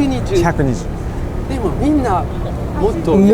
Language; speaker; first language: Japanese; non-native, learner; French